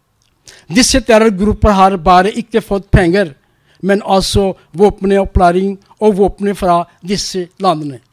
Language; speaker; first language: Norwegian; non-native, learner; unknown